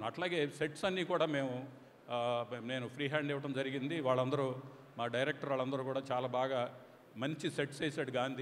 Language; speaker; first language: Telugu; native; Telugu